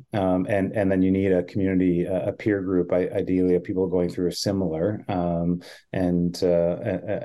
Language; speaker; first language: English; native; English